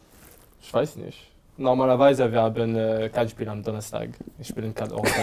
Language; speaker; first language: German; non-native, learner; French